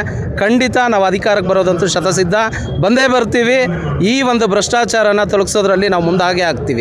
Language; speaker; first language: Kannada; native; Kannada